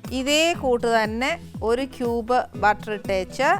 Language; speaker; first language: Malayalam; native; Malayalam